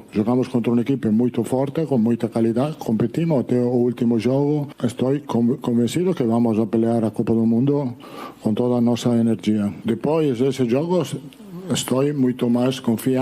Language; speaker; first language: Portuguese; non-native, learner; Italian